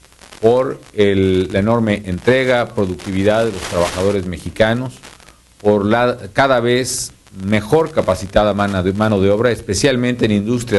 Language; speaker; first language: Spanish; native; Spanish